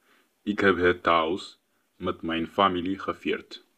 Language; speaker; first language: Dutch; non-native, fluent; Tigrinya